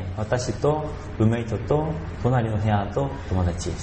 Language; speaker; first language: Japanese; non-native, learner; Korean